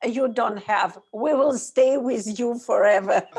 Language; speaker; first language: English; non-native, learner; Russian